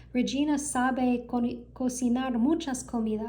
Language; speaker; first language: Spanish; non-native, learner; English